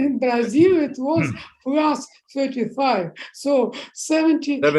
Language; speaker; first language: English; non-native, fluent; Russian